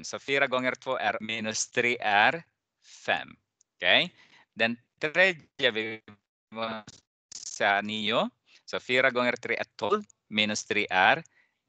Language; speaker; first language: Swedish; non-native, fluent; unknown